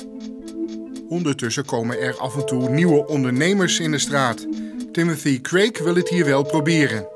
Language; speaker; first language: Dutch; native; Dutch